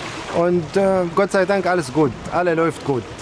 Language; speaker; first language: German; non-native, learner; Arabic